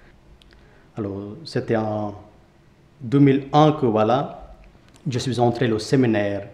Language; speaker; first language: French; non-native, fluent; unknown